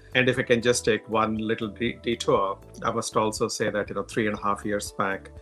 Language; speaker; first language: English; non-native, local second language; Telugu